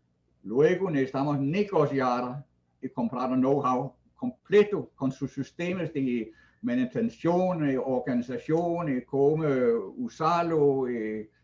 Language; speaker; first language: Spanish; non-native, fluent; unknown